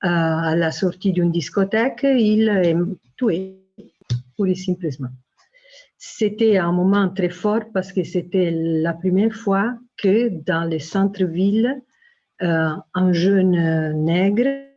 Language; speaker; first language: French; non-native, fluent; Italian